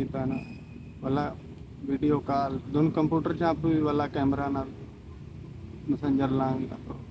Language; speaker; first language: Filipino; non-native, learner; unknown